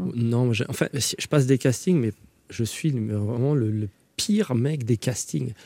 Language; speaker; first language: French; native; French